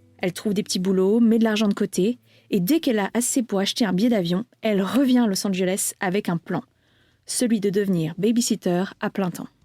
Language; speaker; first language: French; native; French